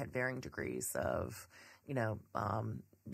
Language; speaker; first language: English; native; English